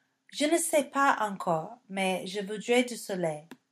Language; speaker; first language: French; non-native, learner; English